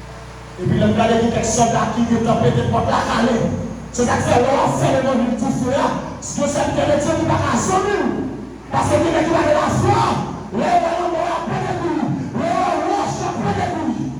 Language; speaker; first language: French; non-native, local second language; Haitian Creole